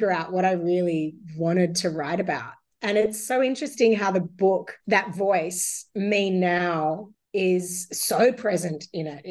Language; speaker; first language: English; native; English